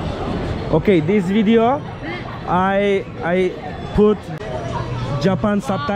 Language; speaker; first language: English; non-native, learner; Turkish